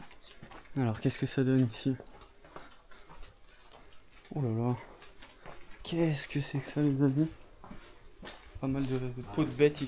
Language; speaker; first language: French; native; French